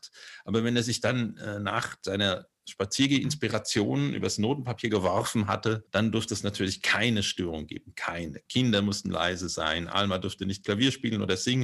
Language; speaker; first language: German; native; German